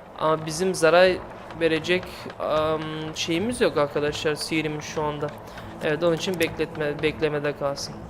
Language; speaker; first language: Turkish; native; Turkish